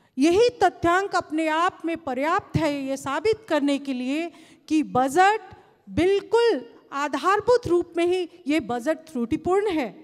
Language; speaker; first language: Hindi; non-native, local second language; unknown